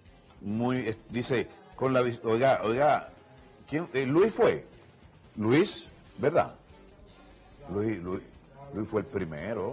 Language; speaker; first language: Spanish; native; Spanish